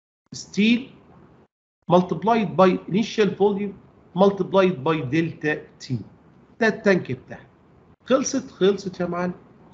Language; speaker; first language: Arabic; native; Arabic